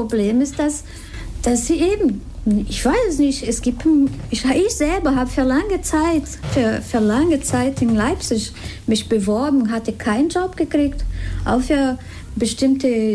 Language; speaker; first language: German; non-native, fluent; Spanish